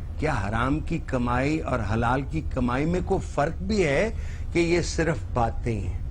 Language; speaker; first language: Urdu; non-native, local second language; Punjabi